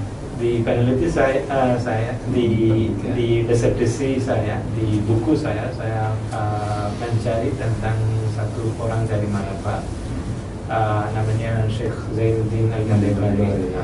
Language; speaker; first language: Indonesian; non-native, learner; Malayalam